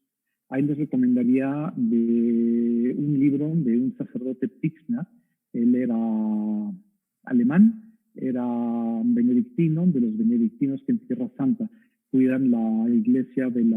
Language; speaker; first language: Spanish; native; Spanish